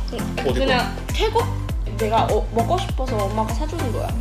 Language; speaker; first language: Korean; non-native, learner; Chinese